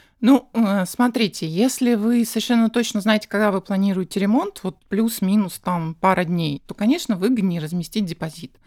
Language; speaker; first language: Russian; native; Russian